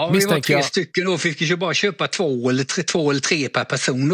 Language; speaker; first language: Swedish; native; Swedish